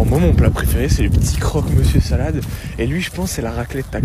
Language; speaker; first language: French; native; French